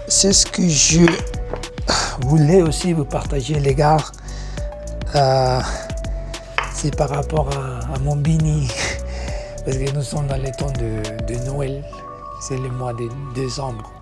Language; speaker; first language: French; non-native, learner; Spanish